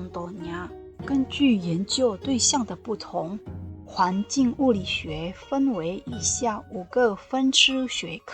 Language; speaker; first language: Chinese; non-native, fluent; Indonesian